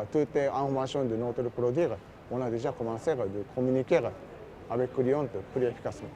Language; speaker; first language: French; non-native, learner; Japanese